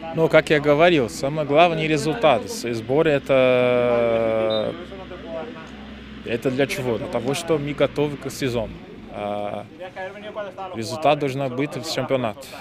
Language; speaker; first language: Russian; non-native, fluent; Portuguese